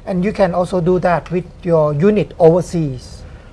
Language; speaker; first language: English; non-native, fluent; Thai